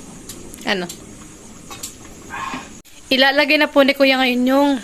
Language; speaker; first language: Filipino; native; Filipino